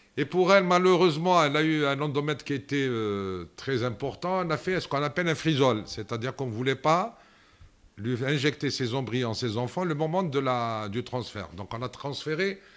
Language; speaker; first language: French; non-native, local second language; Arabic